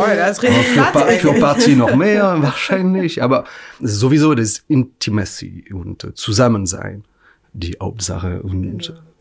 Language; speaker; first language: German; non-native, fluent; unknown